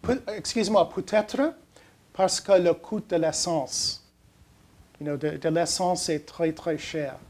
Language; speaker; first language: French; non-native, learner; English